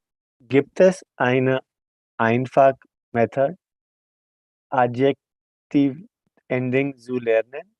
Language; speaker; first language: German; non-native, learner; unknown